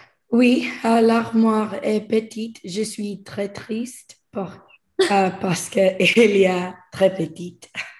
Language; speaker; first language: French; non-native, learner; English